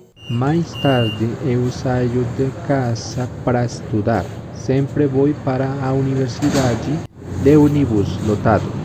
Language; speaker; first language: Portuguese; non-native, learner; Spanish